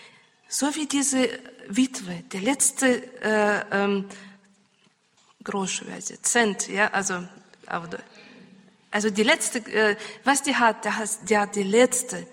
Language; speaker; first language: German; non-native, learner; Russian